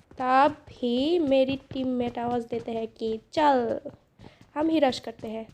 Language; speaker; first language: Hindi; non-native, fluent; Bangla